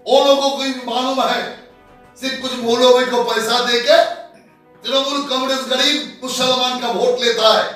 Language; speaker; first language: Hindi; non-native, local second language; Bangla